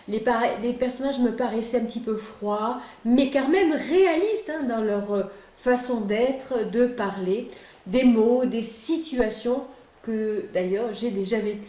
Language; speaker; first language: French; native; French